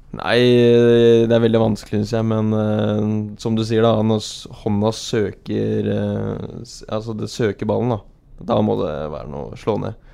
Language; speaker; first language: Norwegian; native; Norwegian